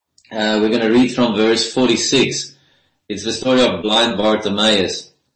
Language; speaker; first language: English; non-native, local second language; Afrikaans